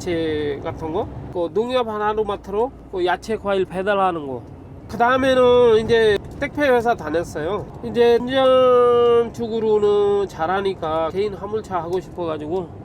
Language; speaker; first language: Korean; non-native, fluent; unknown